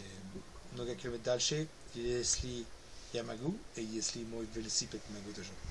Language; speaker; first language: Russian; non-native, learner; English